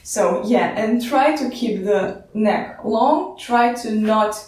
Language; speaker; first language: English; non-native, fluent; Russian